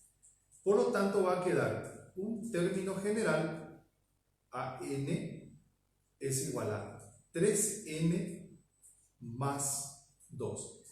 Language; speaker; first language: Spanish; native; Spanish